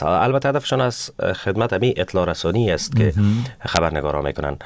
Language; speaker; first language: Persian; native; Persian